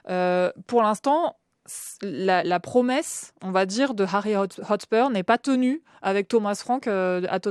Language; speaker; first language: French; native; French